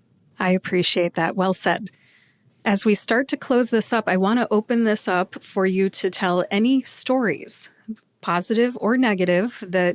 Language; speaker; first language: English; native; English